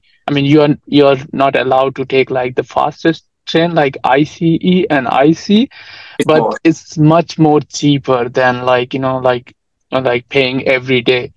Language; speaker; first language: English; non-native, local second language; Nepali